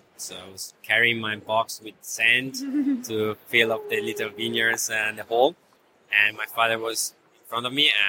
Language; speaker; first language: English; non-native, fluent; Italian